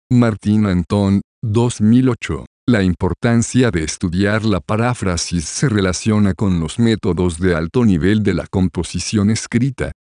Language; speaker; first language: Spanish; native; Spanish